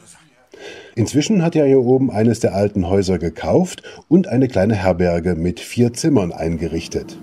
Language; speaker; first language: German; native; German